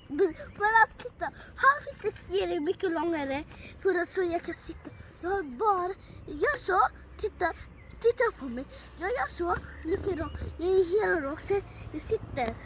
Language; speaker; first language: Swedish; early bilingual, other home language; Bangla